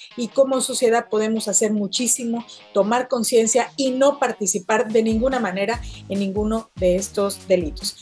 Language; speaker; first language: Spanish; native; Spanish